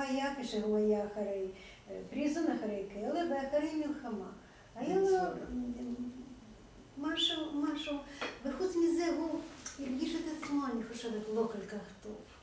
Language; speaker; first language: Hebrew; non-native, fluent; Russian